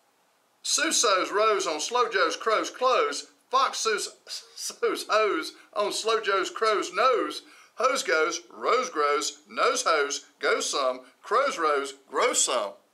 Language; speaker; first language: English; native; English